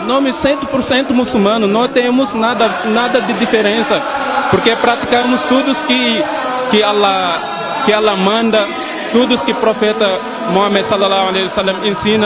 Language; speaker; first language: Portuguese; non-native, fluent; Wolof